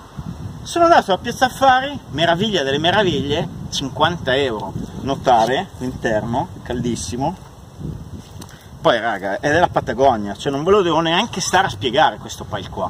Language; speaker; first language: Italian; native; Italian